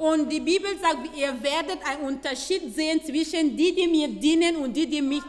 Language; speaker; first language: German; non-native, fluent; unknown